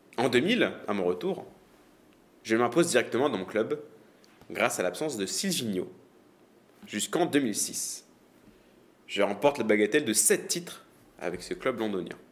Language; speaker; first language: French; native; French